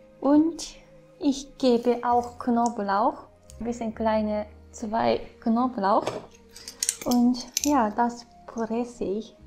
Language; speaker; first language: German; non-native, fluent; Japanese